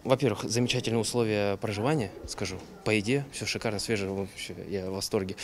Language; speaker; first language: Russian; native; Russian